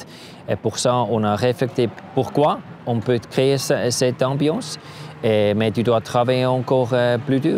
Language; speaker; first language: French; non-native, learner; German